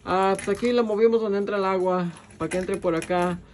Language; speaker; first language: Spanish; early bilingual, other home language; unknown